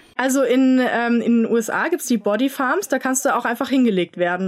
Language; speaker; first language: German; native; German